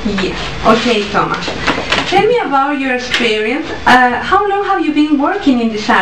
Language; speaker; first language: English; non-native, learner; Spanish